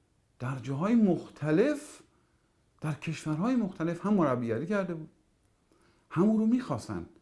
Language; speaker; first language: Persian; native; Persian